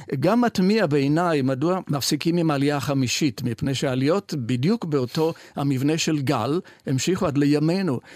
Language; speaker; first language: Hebrew; non-native, fluent; Italian